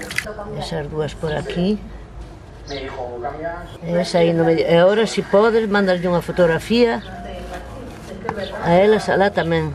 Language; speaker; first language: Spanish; non-native, local second language; Galician